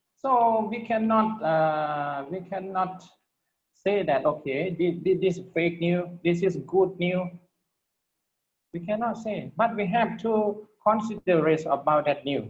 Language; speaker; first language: English; non-native, learner; Lao